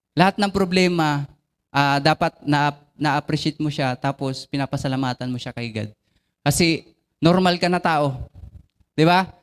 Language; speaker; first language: Filipino; non-native, local second language; Bikol